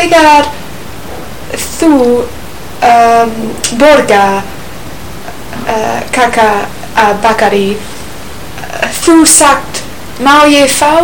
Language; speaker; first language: Icelandic; non-native, learner; English